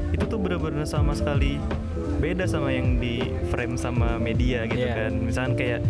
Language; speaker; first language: Indonesian; native; Indonesian